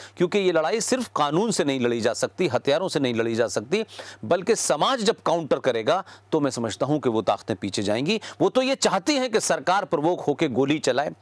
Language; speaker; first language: Hindi; native; Hindi